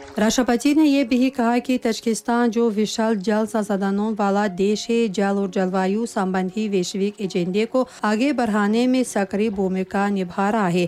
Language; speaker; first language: Hindi; non-native, fluent; Tajik